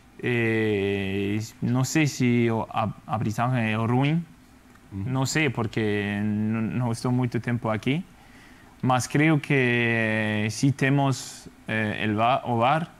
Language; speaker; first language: Spanish; non-native, fluent; Danish